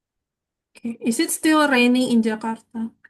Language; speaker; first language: English; non-native, fluent; Indonesian